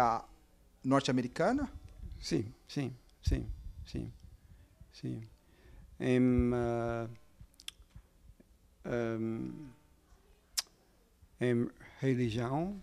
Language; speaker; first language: Portuguese; non-native, learner; English